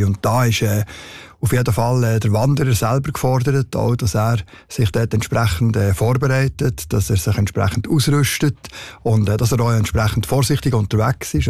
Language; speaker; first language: German; native; German